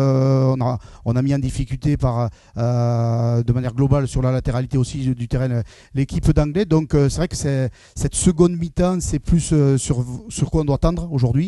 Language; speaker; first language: French; native; French